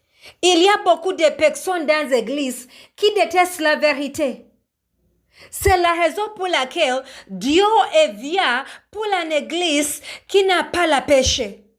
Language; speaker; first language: French; non-native, learner; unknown